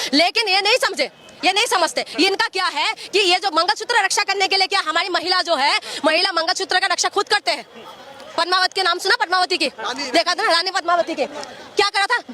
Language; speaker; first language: Hindi; non-native, local second language; Assamese